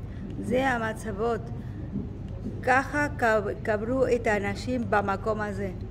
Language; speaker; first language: Hebrew; non-native, learner; Spanish